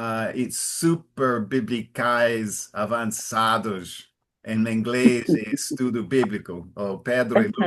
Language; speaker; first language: Portuguese; non-native, fluent; English